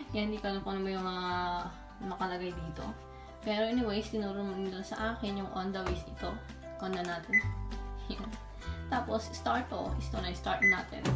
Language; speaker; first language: Filipino; native; Filipino